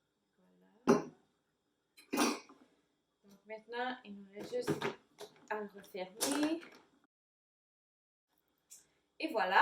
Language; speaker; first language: French; native; French